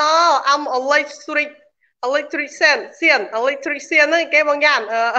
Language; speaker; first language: English; non-native, learner; Khmer